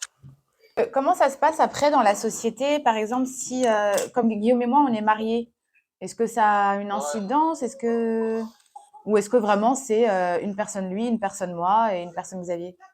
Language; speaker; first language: French; native; French